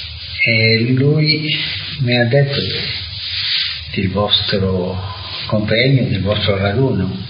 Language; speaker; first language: Italian; non-native, fluent; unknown